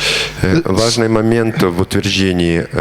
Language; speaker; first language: Russian; native; Russian